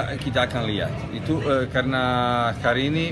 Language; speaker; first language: Indonesian; non-native, learner; Serbian